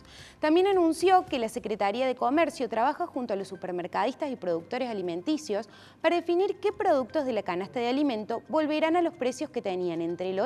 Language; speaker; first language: Spanish; native; Spanish